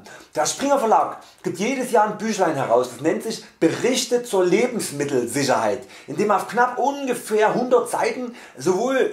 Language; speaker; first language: German; native; German